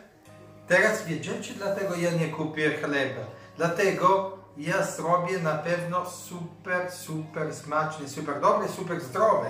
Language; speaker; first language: Polish; non-native, learner; Italian